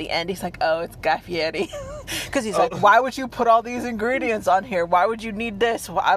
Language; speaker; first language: English; native; English